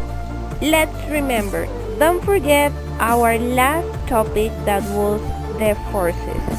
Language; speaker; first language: English; non-native, fluent; Spanish